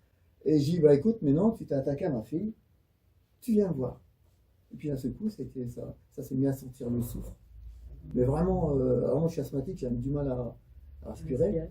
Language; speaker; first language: French; native; French